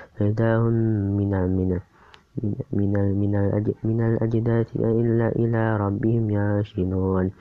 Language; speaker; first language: Arabic; non-native, learner; Indonesian